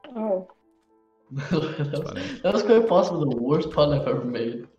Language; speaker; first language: English; native; English